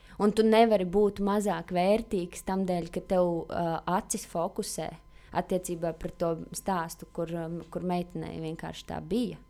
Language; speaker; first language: Latvian; native; Latvian